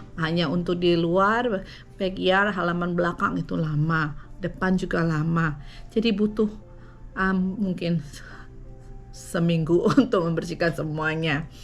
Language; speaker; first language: Indonesian; native; Indonesian